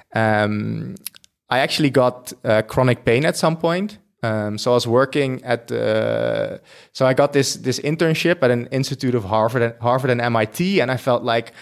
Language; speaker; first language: English; non-native, fluent; Dutch